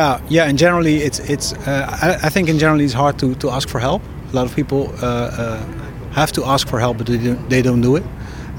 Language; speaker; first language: English; non-native, fluent; Dutch